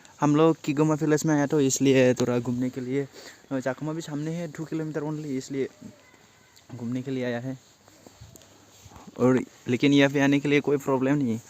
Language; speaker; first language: Hindi; non-native, local second language; Assamese